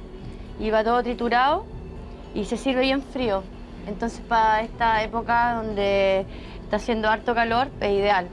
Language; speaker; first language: Spanish; native; Spanish